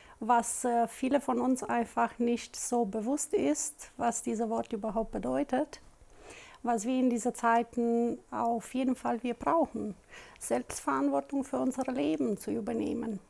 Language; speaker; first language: German; non-native, local second language; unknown